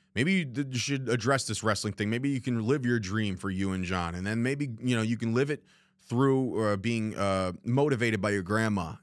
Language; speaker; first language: English; native; English